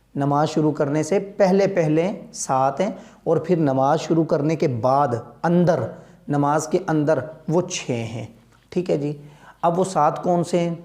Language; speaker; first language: Urdu; non-native, local second language; Punjabi